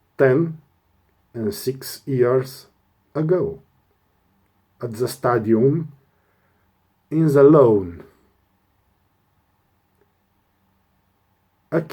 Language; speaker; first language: English; non-native, learner; Romanian